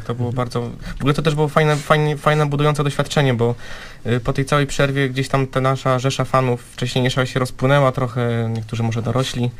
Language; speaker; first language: Polish; native; Polish